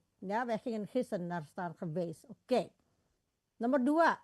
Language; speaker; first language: Dutch; non-native, fluent; Indonesian